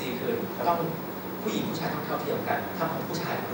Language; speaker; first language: Thai; native; Thai